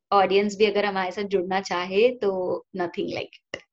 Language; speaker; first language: Hindi; non-native, local second language; Marathi